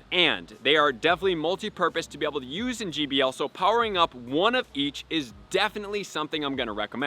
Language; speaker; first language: English; native; English